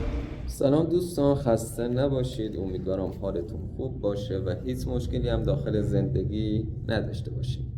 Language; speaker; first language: Persian; native; Persian